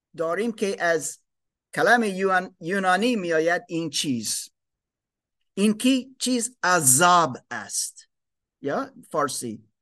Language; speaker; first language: Persian; non-native, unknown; German